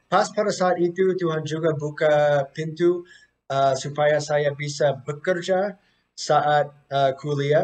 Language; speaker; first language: Indonesian; non-native, fluent; English